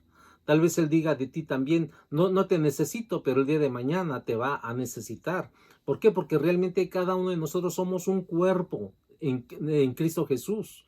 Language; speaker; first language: Spanish; native; Spanish